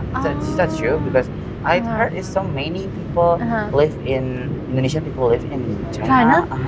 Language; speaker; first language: English; non-native, learner; Indonesian